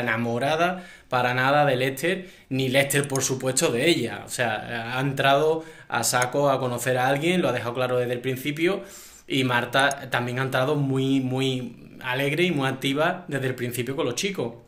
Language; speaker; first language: Spanish; native; Spanish